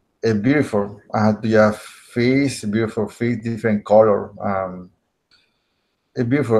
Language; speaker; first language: English; non-native, learner; Spanish